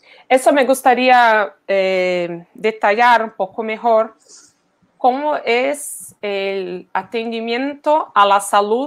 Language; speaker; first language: Spanish; non-native, fluent; Portuguese